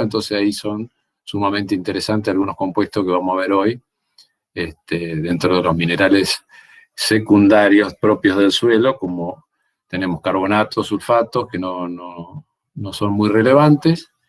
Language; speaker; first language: Spanish; native; Spanish